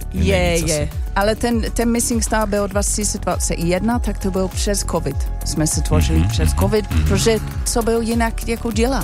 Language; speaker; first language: Czech; non-native, learner; English